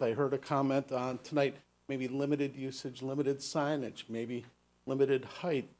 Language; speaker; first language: English; native; English